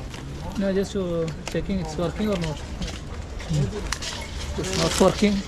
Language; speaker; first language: English; non-native, local second language; Malayalam